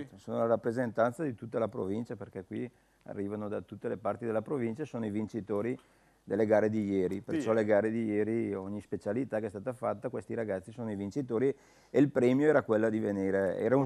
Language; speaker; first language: Italian; native; Italian